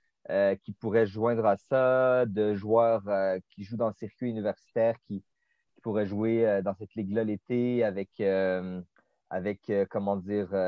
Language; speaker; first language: French; native; French